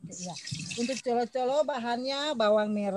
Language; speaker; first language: Indonesian; native; Indonesian